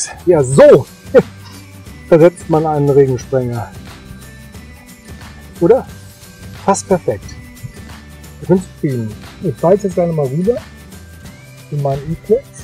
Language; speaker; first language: German; native; German